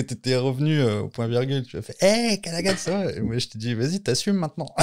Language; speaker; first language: French; native; French